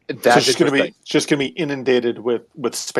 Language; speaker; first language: English; native; English